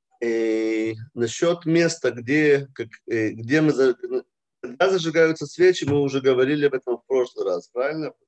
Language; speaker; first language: Russian; early bilingual, heritage; Russian